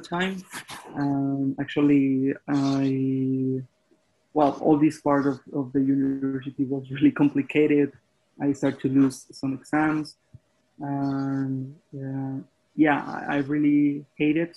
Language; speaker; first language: English; non-native, fluent; Spanish